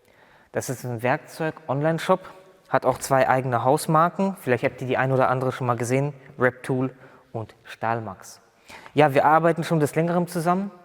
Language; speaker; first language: German; native; German